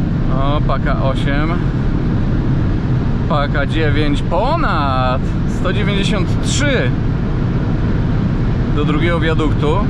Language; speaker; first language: Polish; native; Polish